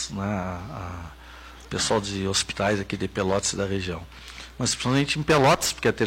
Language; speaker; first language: Portuguese; native; Portuguese